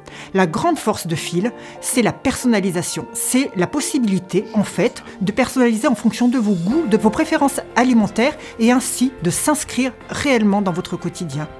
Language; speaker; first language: French; native; French